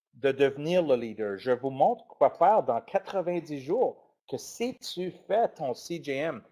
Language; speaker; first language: French; non-native, learner; English